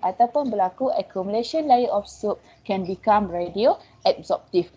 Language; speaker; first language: English; non-native, local second language; Malay